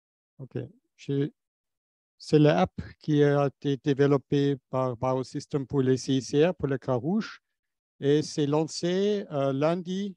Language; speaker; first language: French; non-native, fluent; English